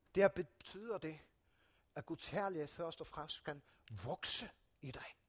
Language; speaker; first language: Danish; non-native, local second language; Faroese